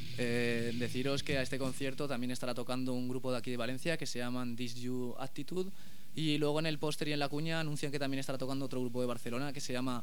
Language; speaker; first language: Spanish; native; Spanish